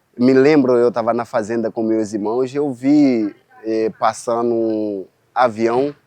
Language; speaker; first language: Portuguese; non-native, fluent; Haitian Creole